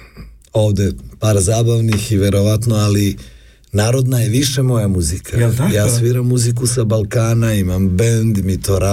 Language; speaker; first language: Serbian; native; Serbian